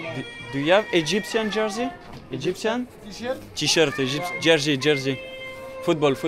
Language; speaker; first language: English; non-native, learner; French